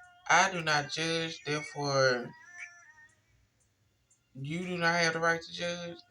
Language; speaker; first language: English; native; English